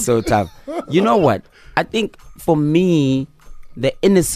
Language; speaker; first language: English; non-native, local second language; Tswana